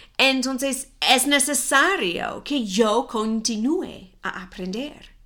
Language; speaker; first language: Spanish; non-native, fluent; English